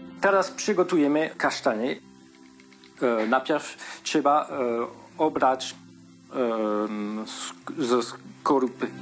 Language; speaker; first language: Polish; non-native, learner; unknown